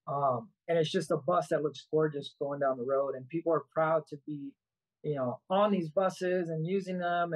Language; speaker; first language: English; native; English